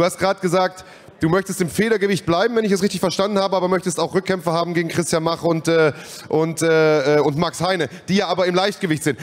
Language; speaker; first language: German; native; German